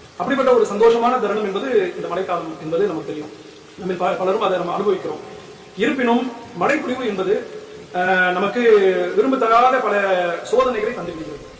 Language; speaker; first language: Tamil; native; Tamil